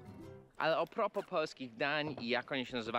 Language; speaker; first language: Polish; non-native, fluent; English